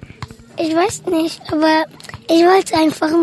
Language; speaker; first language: German; non-native, learner; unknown